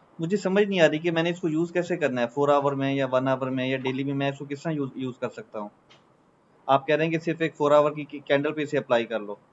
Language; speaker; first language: Urdu; non-native, local second language; Punjabi